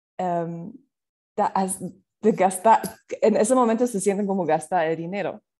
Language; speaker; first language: Spanish; non-native, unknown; German